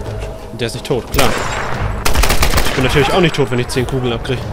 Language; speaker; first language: German; native; German